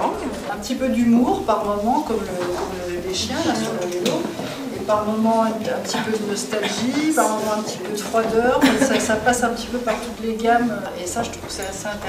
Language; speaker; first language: French; native; French